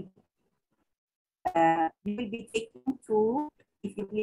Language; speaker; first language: English; non-native, learner; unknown